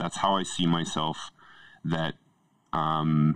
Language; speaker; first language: English; native; English